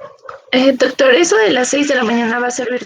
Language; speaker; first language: Spanish; native; Spanish